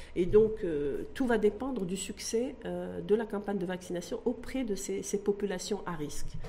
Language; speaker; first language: French; non-native, local second language; Arabic